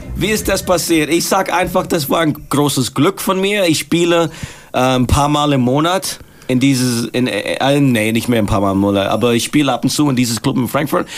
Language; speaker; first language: German; non-native, fluent; English